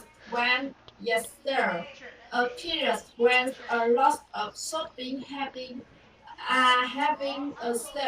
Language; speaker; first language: English; non-native, learner; Vietnamese